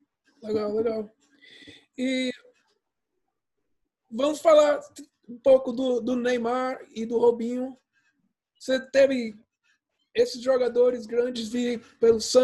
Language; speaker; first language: Portuguese; early bilingual, heritage; Portuguese